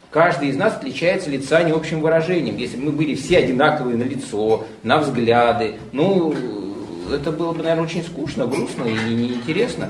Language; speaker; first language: Russian; native; Russian